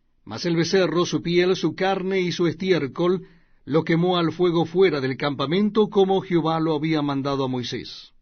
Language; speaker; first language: Spanish; native; Spanish